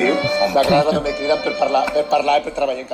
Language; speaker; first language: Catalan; non-native, learner; Spanish